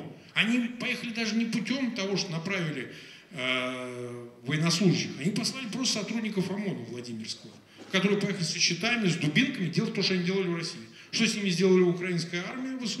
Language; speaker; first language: Russian; native; Russian